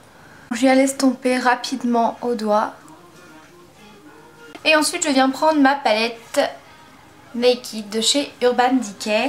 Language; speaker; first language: French; native; French